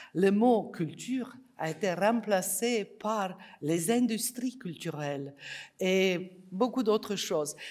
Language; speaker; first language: French; non-native, fluent; Serbian